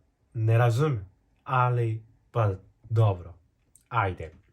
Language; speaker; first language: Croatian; non-native, fluent; Korean